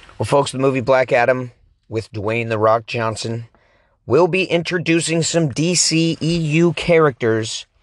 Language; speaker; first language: English; native; English